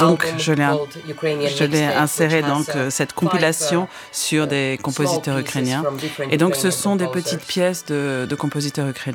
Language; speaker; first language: French; non-native, fluent; Ukrainian